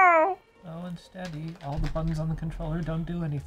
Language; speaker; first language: English; native; English